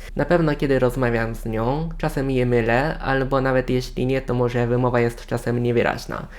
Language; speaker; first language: Polish; non-native, fluent; Japanese